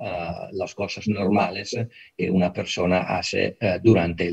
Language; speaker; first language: Spanish; non-native, fluent; Italian